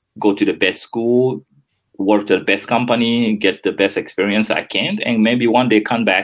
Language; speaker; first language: English; non-native, fluent; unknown